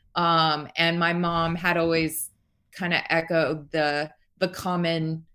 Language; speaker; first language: English; native; English